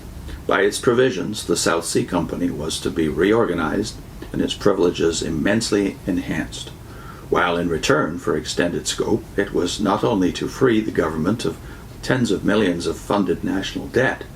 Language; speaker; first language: English; native; English